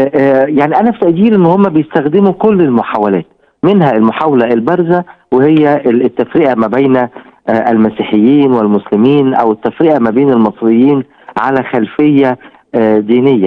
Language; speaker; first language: Arabic; native; Arabic